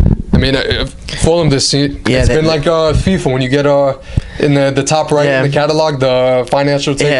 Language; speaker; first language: English; native; English